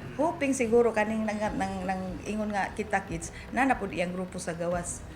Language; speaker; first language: Cebuano; native; Cebuano